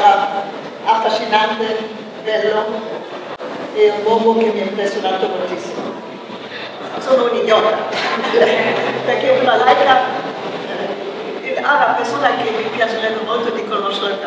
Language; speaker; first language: Italian; non-native, fluent; German